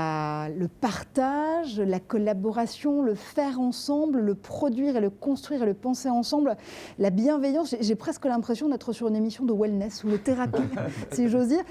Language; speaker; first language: French; native; French